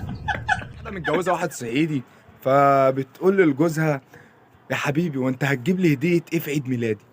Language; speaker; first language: Arabic; native; Arabic